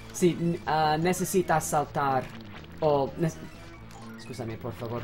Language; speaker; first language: Spanish; non-native, learner; English